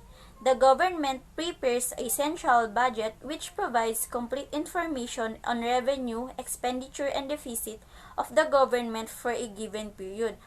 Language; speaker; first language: English; non-native, local second language; Filipino